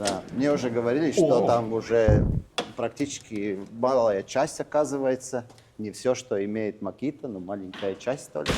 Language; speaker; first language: Russian; non-native, local second language; Latvian